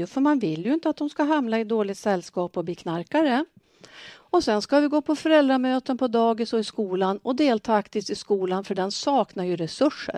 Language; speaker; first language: Swedish; native; Swedish